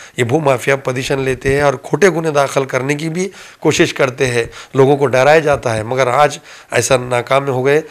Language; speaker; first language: Hindi; non-native, local second language; Urdu